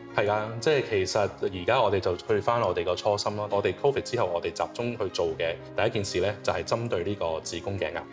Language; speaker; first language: Cantonese; native; Cantonese